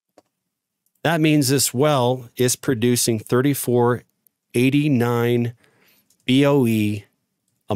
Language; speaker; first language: English; native; English